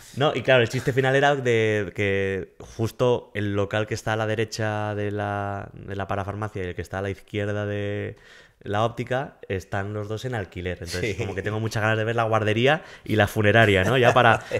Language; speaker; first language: Spanish; native; Spanish